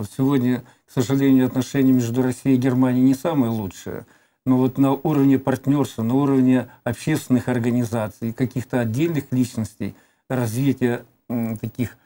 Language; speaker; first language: Russian; native; Russian